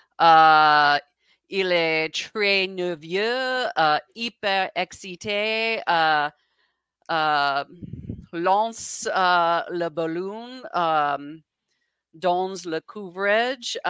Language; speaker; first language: French; non-native, learner; English